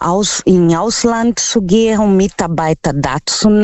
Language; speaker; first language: German; non-native, learner; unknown